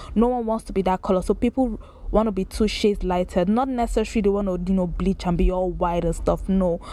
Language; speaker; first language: English; non-native, local second language; Yoruba